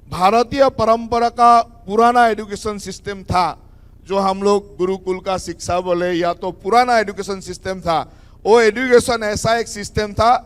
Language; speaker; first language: Hindi; non-native, local second language; Assamese